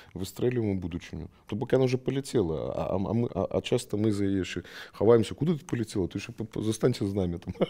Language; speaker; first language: Russian; non-native, local second language; Belarusian